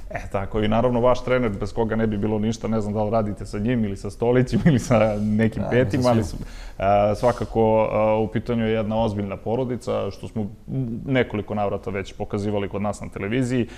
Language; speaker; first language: Serbian; native; Serbian